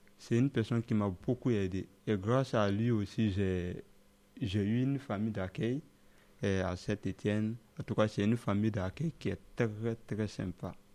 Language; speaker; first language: French; non-native, local second language; Dyula